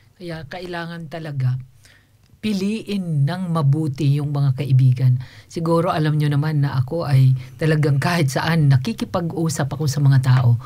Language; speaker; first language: Filipino; non-native, local second language; Waray